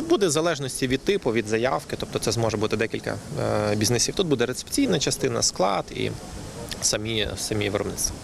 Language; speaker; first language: Ukrainian; native; Ukrainian